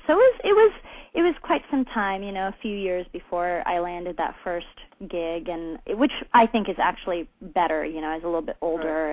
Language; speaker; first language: English; native; English